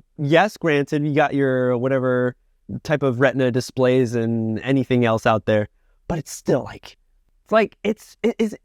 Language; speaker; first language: English; native; English